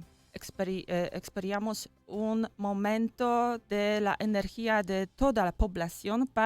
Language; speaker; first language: Spanish; non-native, fluent; Polish